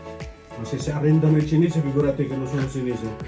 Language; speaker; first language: Italian; non-native, learner; Filipino